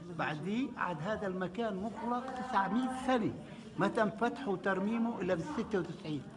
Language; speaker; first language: Arabic; native; Arabic